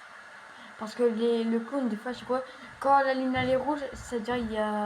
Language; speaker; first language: French; native; French